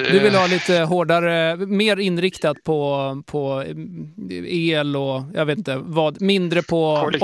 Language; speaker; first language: Swedish; native; Swedish